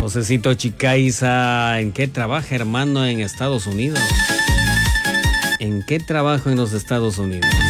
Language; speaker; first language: Spanish; non-native, local second language; Quechua